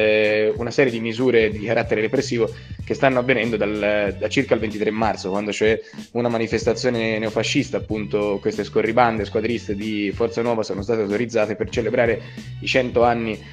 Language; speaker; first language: Italian; native; Italian